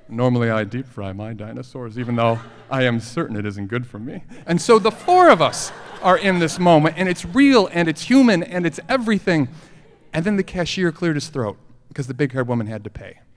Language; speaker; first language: English; native; English